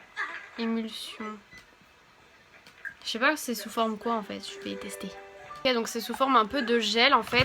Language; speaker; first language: French; native; French